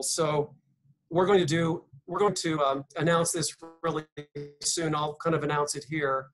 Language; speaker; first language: English; native; English